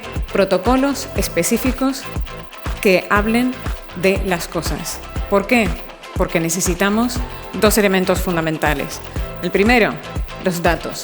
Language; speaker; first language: Spanish; native; Spanish